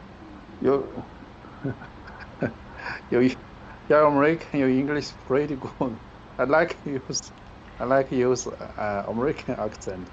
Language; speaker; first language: English; non-native, learner; Chinese